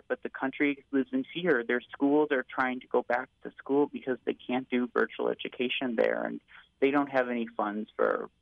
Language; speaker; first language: English; native; English